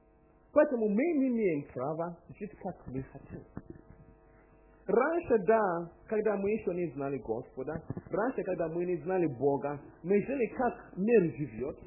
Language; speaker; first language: Russian; non-native, learner; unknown